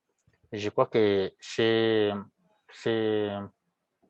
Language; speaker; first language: French; non-native, fluent; Spanish